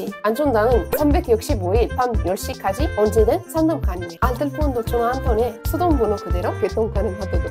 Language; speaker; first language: Korean; non-native, fluent; Arabic